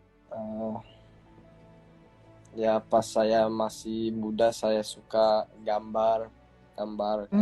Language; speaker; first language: Indonesian; early bilingual, heritage; English